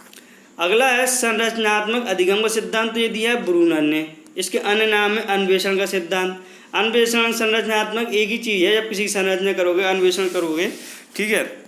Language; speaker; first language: Hindi; native; Hindi